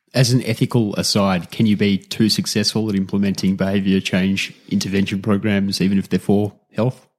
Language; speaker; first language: English; native; English